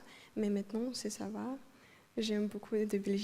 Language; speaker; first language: French; non-native, learner; Ukrainian